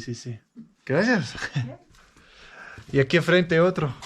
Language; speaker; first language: Spanish; non-native, learner; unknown